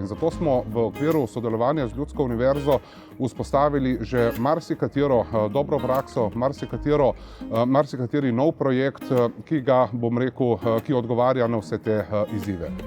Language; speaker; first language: Slovenian; native; Slovenian